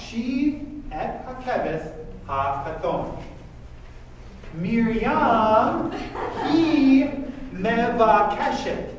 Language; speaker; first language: Hebrew; non-native, fluent; English